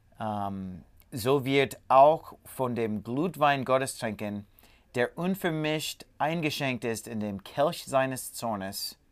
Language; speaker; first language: German; non-native, learner; English